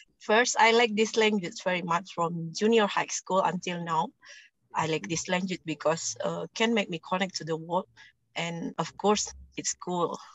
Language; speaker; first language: English; non-native, learner; Indonesian